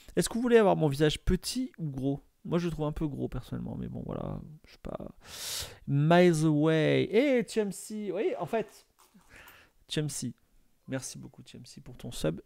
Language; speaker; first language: French; native; French